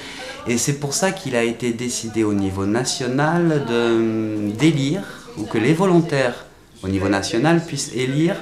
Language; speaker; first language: French; native; French